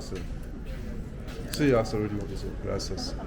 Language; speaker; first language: Spanish; non-native, learner; English